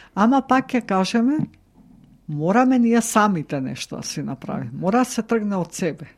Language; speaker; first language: Macedonian; native; Macedonian